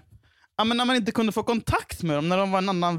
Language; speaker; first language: Swedish; native; Swedish